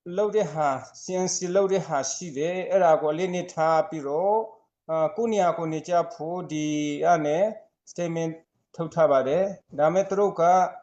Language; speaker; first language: Burmese; non-native, local second language; Hakha Chin